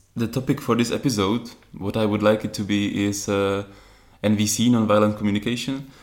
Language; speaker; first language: English; non-native, fluent; Czech